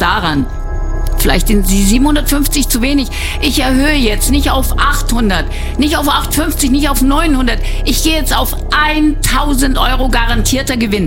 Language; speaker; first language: German; native; German